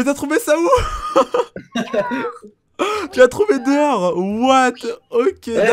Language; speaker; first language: French; native; French